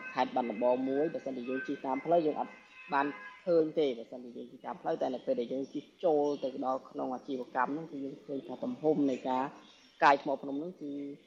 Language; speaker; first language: Khmer; native; Khmer